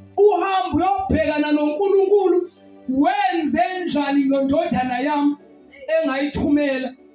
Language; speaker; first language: Zulu; native; Zulu